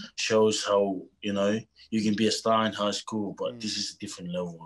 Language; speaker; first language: English; non-native, fluent; Tongan